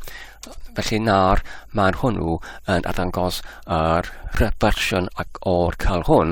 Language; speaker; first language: Welsh; non-native, fluent; English